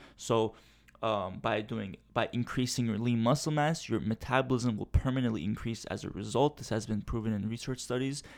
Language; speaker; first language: English; early bilingual, other home language; Turkish